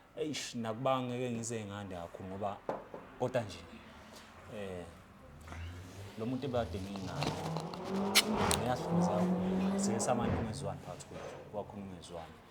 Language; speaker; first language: Zulu; native; Zulu